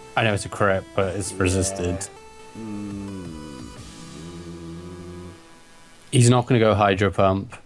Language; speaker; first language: English; native; English